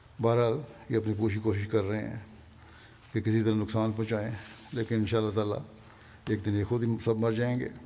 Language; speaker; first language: Urdu; native; Urdu